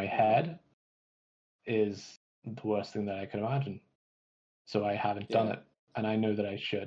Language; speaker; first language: English; native; English